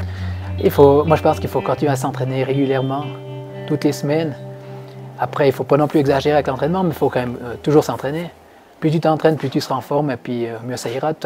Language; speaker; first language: French; native; French